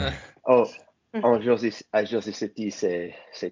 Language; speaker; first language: French; non-native, learner; English